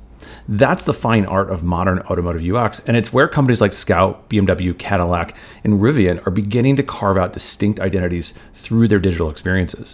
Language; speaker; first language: English; native; English